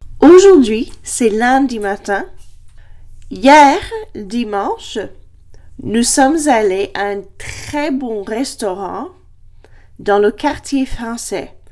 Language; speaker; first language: French; non-native, fluent; English